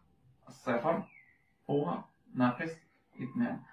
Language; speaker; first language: Arabic; native; Arabic